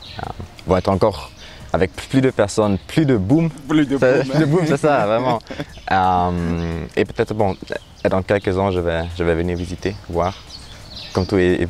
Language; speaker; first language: French; non-native, learner; German